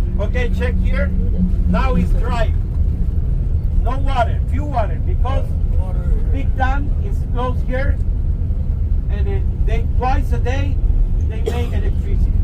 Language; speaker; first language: English; non-native, learner; Spanish